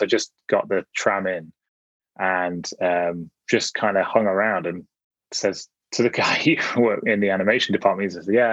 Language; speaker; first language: English; native; English